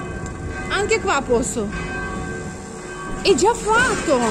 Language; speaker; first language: Italian; non-native, learner; Russian